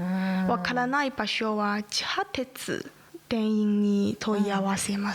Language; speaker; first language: Japanese; non-native, learner; Chinese